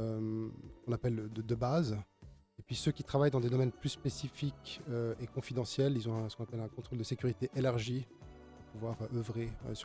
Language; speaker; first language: French; native; French